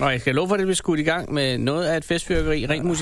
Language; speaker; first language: Danish; native; Danish